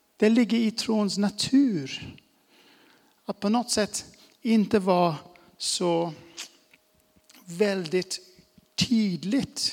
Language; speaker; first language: Swedish; non-native, fluent; English